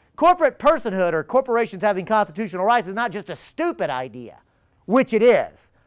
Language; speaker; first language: English; native; English